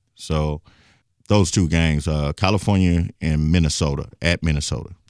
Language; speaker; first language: English; native; English